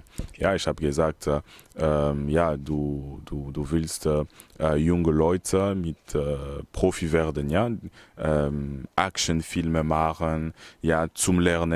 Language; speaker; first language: German; non-native, learner; Lingala